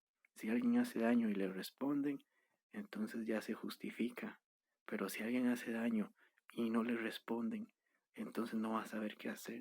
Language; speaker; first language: Spanish; native; Spanish